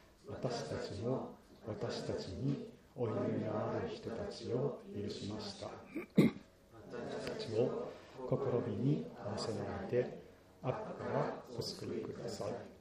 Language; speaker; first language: Japanese; native; Japanese